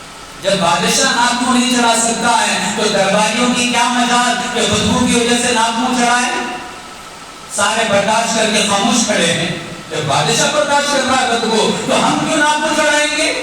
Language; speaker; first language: Urdu; native; Urdu